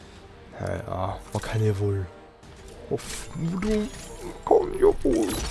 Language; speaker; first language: German; native; German